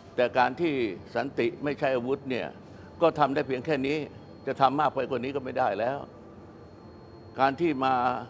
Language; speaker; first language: Thai; native; Thai